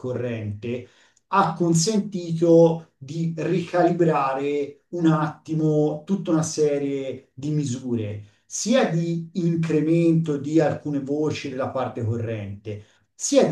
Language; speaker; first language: Italian; native; Italian